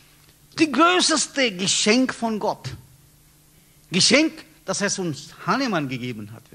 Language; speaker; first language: German; non-native, learner; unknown